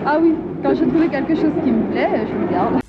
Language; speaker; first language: French; native; French